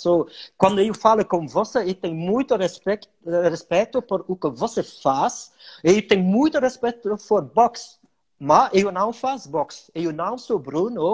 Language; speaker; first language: Portuguese; non-native, learner; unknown